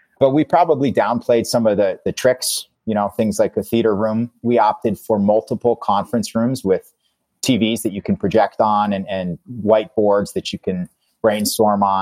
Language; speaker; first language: English; native; English